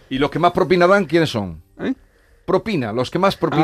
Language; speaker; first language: Spanish; native; Spanish